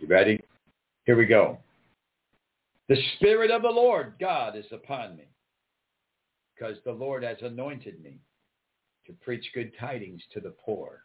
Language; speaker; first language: English; native; English